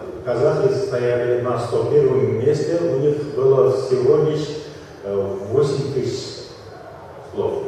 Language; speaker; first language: Russian; non-native, local second language; Kyrgyz